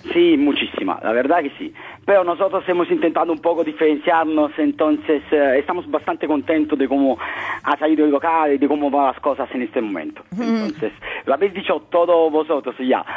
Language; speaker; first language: Spanish; non-native, fluent; Italian